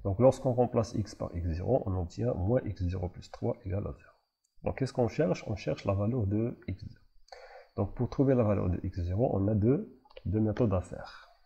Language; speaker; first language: French; non-native, local second language; Arabic